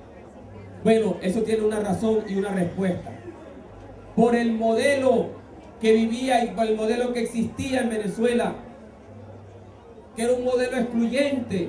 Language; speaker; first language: Spanish; native; Spanish